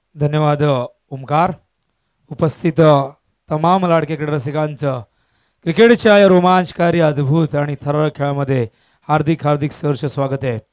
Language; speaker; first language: Marathi; native; Marathi